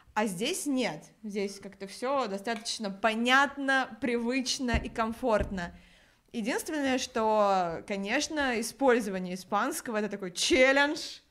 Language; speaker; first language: Russian; native; Russian